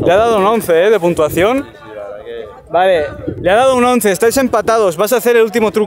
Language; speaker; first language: Spanish; native; Spanish